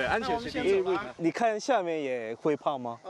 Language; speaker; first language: Chinese; non-native, learner; Korean